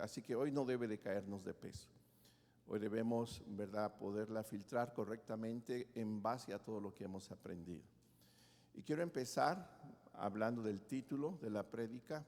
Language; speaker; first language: Spanish; native; Spanish